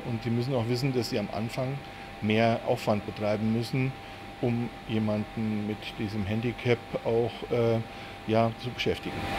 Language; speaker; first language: German; native; German